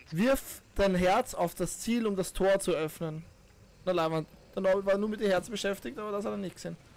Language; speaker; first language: German; native; German